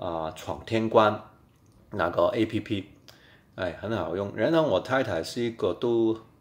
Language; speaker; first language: Chinese; non-native, fluent; Cantonese